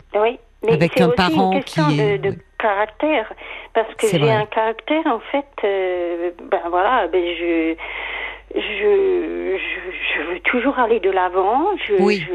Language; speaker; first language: French; native; French